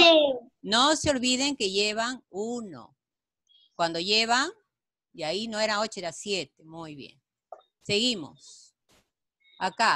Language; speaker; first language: Spanish; native; Spanish